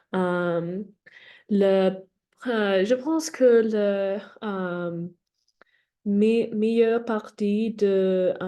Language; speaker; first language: French; non-native, learner; English